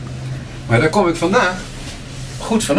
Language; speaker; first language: Dutch; native; Dutch